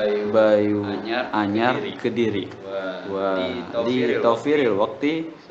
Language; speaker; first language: Arabic; non-native, fluent; Indonesian